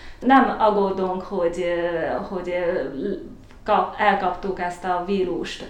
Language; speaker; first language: Hungarian; non-native, learner; Chinese